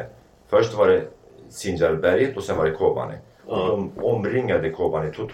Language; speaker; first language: Swedish; non-native, fluent; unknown